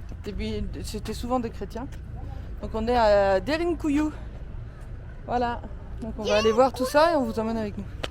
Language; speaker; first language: French; native; French